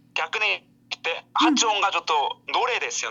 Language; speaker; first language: Japanese; non-native, learner; Korean